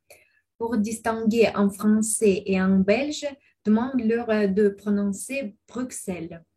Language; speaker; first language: French; non-native, fluent; Russian